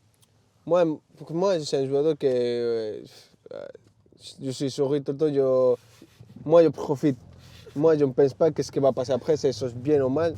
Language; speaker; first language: French; non-native, learner; Spanish